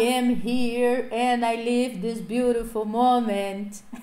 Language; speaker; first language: English; non-native, fluent; Portuguese